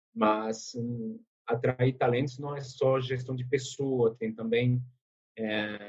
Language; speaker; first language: Portuguese; non-native, fluent; French